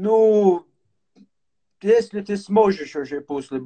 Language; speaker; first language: Russian; native; Russian